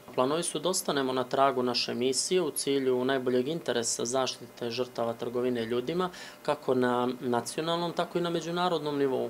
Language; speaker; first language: Serbian; native; Serbian